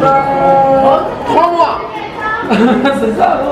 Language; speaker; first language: French; native; French